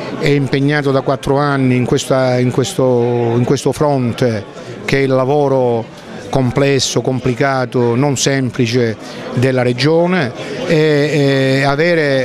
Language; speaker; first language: Italian; native; Italian